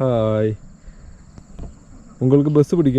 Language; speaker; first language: Tamil; non-native, learner; Malayalam